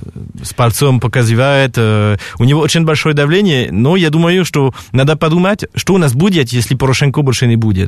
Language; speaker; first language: Russian; non-native, fluent; French